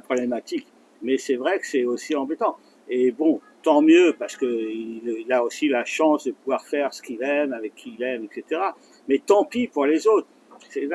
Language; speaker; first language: French; native; French